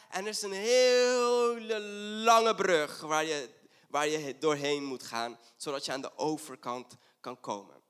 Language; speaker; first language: Dutch; non-native, fluent; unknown